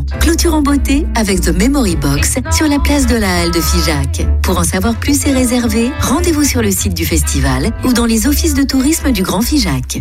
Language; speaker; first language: French; native; French